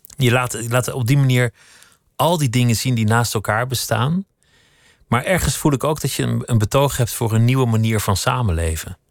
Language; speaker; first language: Dutch; native; Dutch